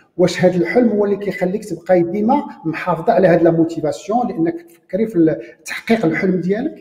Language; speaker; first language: French; non-native, local second language; Arabic